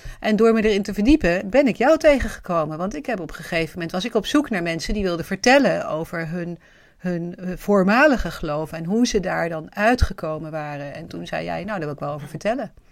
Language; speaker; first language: Dutch; native; Dutch